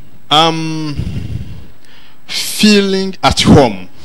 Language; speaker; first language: English; non-native, local second language; Kinyarwanda